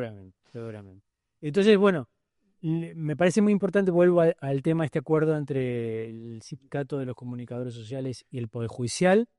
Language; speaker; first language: Spanish; native; Spanish